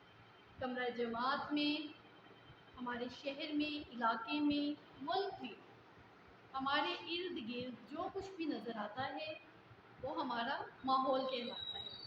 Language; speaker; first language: Urdu; native; Urdu